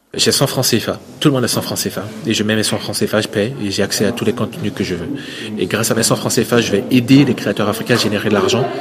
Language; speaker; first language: French; non-native, local second language; Sango